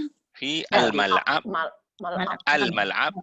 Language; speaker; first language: Arabic; non-native, fluent; Malay